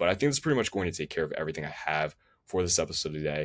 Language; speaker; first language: English; native; English